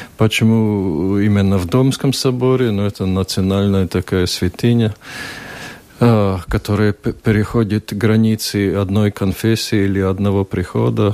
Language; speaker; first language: Russian; non-native, local second language; Latvian